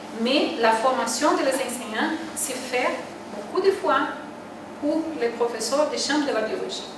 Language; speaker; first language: French; non-native, learner; Portuguese